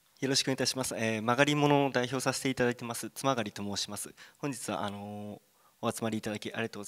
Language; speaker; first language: Japanese; native; Japanese